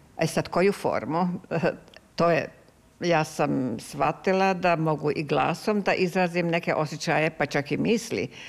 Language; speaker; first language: Serbian; non-native, local second language; Hungarian